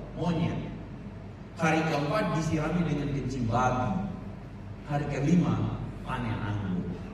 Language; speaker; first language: Indonesian; native; Indonesian